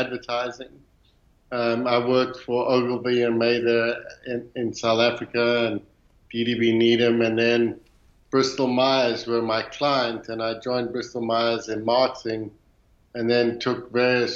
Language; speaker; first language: English; native; English